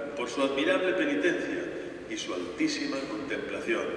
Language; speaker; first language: Spanish; native; Spanish